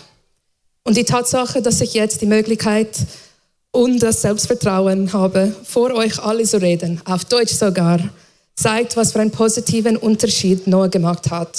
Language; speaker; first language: German; non-native, fluent; English